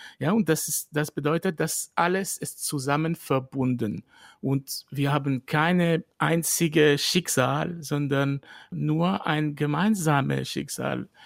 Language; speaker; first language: German; non-native, fluent; French